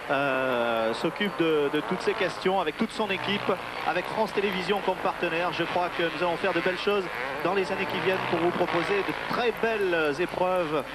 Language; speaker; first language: French; native; French